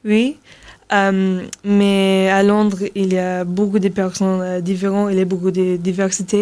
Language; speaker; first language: French; non-native, learner; English